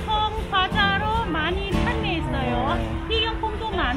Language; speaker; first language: Korean; non-native, learner; Thai